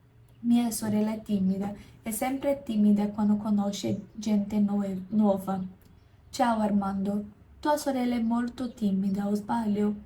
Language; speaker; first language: Italian; non-native, learner; Portuguese